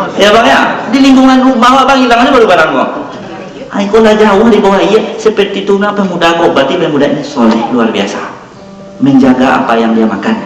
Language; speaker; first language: Malay; non-native, local second language; Minangkabau